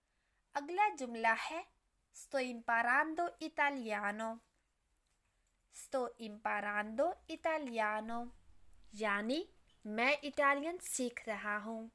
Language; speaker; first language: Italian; non-native, fluent; Urdu